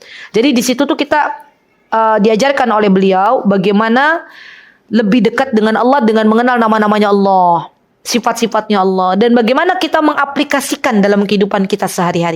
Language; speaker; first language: Indonesian; native; Indonesian